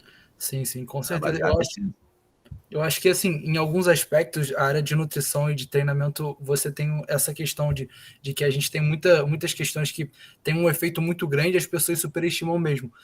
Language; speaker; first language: Portuguese; native; Portuguese